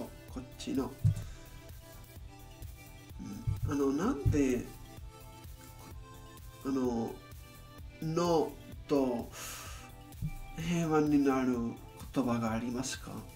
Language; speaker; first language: Japanese; non-native, learner; English